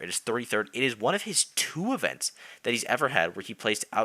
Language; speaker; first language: English; native; English